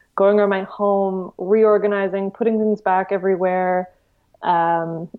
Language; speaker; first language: English; native; English